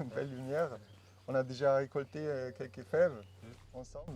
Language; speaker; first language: French; non-native, learner; German